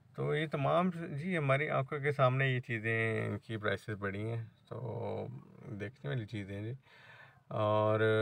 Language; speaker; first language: Urdu; native; Urdu